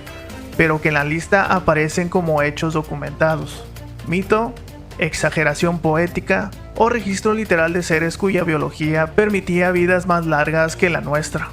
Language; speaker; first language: Spanish; native; Spanish